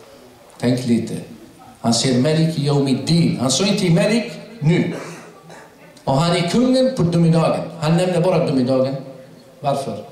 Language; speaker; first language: Swedish; non-native, fluent; Arabic